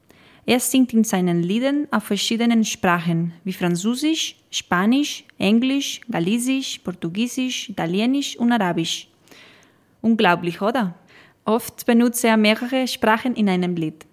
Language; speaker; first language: German; non-native, fluent; Spanish